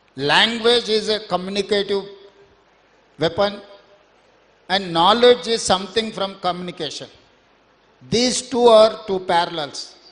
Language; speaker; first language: English; non-native, local second language; Telugu